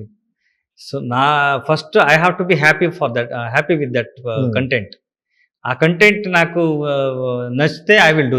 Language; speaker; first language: Telugu; non-native, learner; Kannada